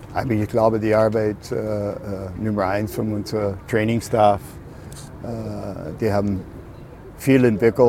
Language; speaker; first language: German; non-native, fluent; English